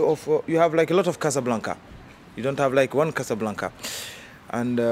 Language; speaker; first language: English; non-native, learner; Arabic